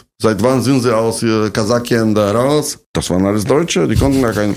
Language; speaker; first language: German; non-native, fluent; Russian